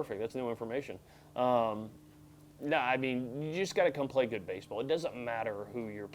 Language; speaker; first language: English; native; English